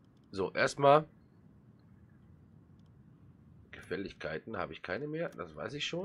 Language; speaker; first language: German; native; German